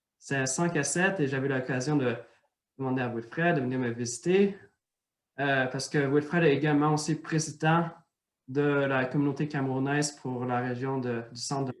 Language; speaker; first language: French; native; French